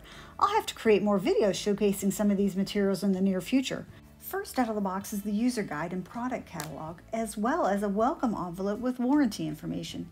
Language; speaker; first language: English; native; English